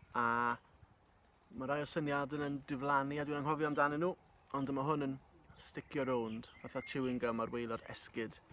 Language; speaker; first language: Welsh; native; Welsh